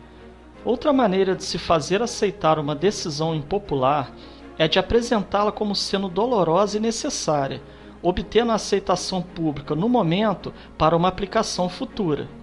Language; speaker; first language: Portuguese; native; Portuguese